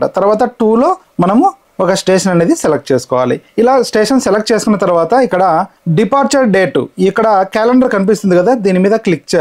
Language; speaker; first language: Telugu; native; Telugu